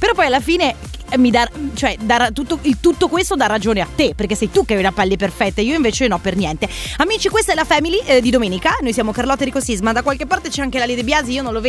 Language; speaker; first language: Italian; native; Italian